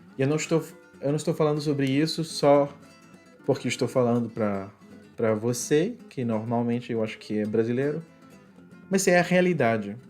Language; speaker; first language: Portuguese; non-native, fluent; Spanish